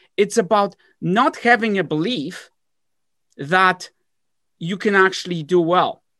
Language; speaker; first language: English; early bilingual, other home language; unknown